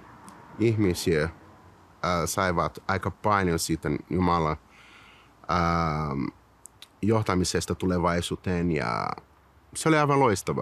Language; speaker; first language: Finnish; non-native, fluent; Portuguese